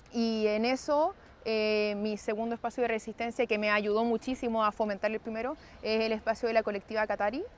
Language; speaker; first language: Spanish; native; Spanish